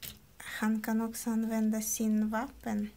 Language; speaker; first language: Swedish; non-native, learner; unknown